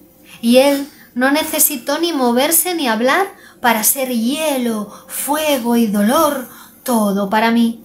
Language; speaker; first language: Spanish; native; Spanish